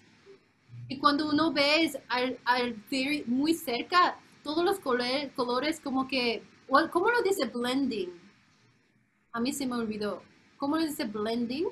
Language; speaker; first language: Spanish; non-native, fluent; Korean